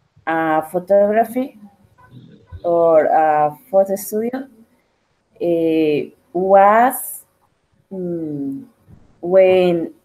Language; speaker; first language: English; non-native, learner; Spanish